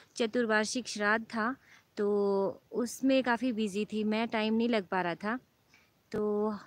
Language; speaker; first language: Hindi; native; Hindi